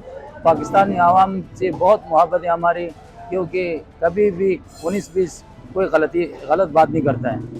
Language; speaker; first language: Hindi; non-native, local second language; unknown